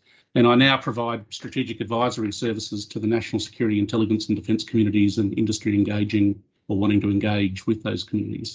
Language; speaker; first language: English; native; English